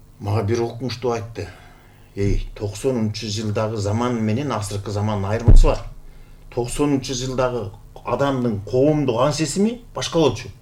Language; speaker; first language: Kyrgyz; native; Kyrgyz